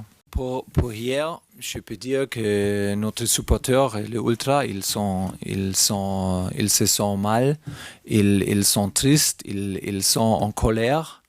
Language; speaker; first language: French; non-native, fluent; German